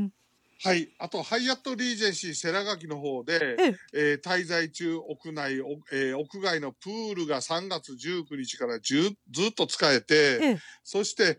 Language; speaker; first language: Japanese; native; Japanese